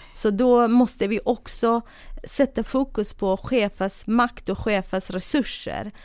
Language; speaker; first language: Swedish; non-native, fluent; Kurdish